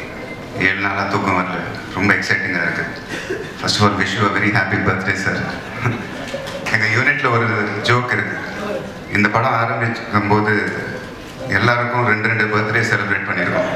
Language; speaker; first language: Tamil; non-native, local second language; Telugu